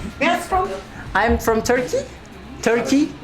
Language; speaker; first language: English; non-native, fluent; Turkish